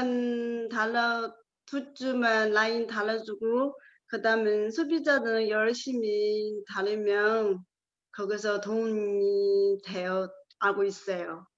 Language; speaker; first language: Korean; non-native, learner; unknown